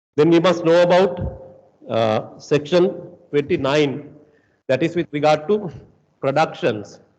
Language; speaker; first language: English; non-native, local second language; Sinhala